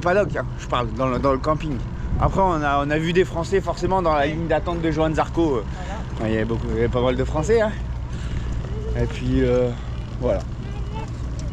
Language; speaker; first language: French; native; French